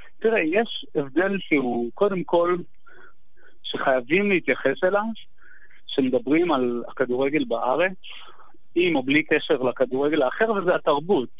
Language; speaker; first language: Hebrew; native; Hebrew